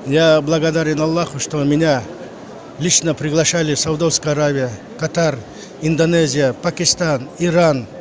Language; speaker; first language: Russian; non-native, local second language; Kazakh